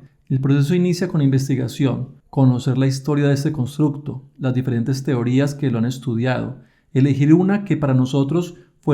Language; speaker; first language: Spanish; native; Spanish